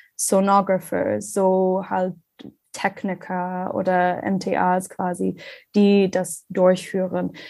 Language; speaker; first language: German; non-native, learner; English